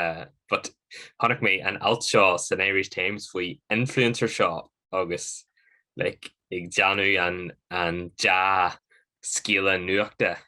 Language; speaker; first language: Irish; non-native, local second language; English